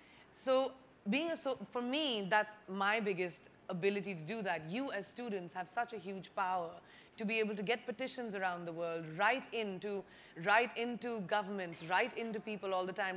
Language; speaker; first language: English; non-native, local second language; Hindi